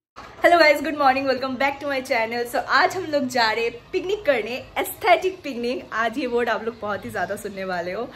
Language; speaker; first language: Hindi; non-native, local second language; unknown